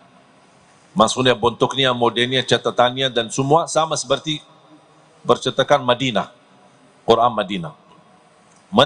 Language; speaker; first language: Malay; non-native, fluent; Arabic